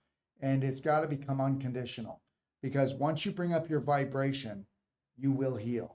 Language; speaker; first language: English; native; English